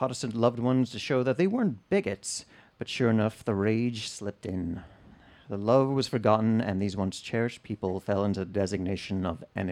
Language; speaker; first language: English; native; English